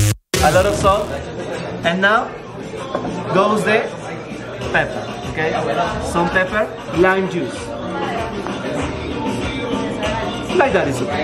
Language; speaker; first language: English; non-native, fluent; Spanish